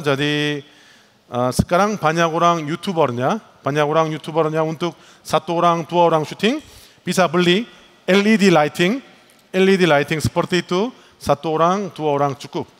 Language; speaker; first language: Indonesian; non-native, learner; Korean